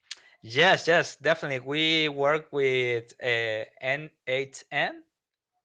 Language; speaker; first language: English; non-native, learner; Spanish